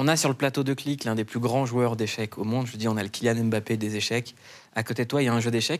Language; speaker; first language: French; native; French